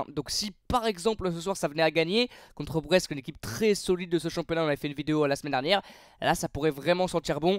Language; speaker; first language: French; native; French